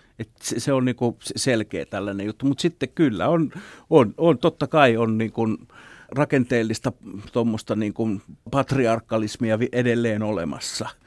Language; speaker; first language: Finnish; native; Finnish